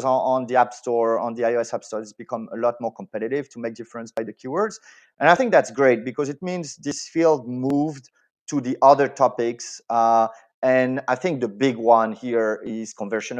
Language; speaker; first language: English; non-native, fluent; French